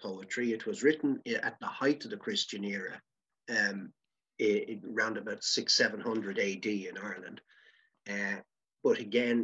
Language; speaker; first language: English; native; English